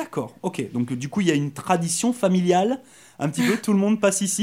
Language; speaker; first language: French; native; French